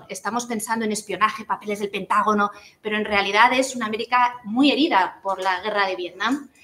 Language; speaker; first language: Spanish; native; Spanish